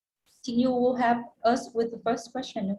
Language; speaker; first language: English; non-native, fluent; Vietnamese